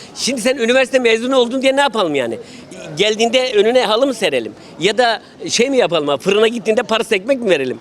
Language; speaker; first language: Turkish; native; Turkish